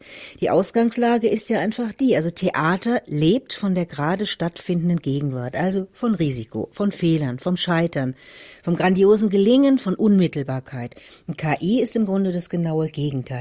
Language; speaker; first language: German; native; German